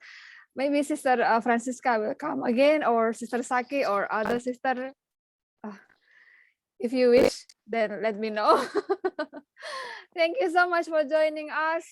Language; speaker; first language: English; non-native, learner; Indonesian